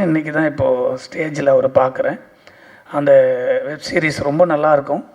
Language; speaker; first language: Tamil; native; Tamil